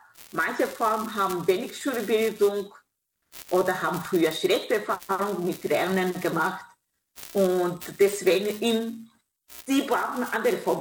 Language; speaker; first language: German; non-native, fluent; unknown